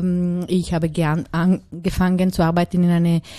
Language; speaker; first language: German; non-native, learner; Italian